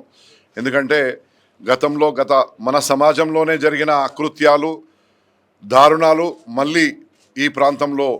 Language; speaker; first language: Telugu; native; Telugu